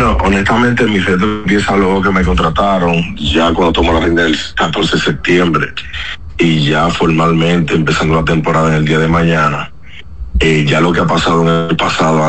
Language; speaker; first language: Spanish; native; Spanish